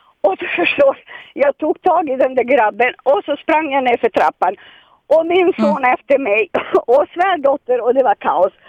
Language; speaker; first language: Swedish; non-native, fluent; Serbian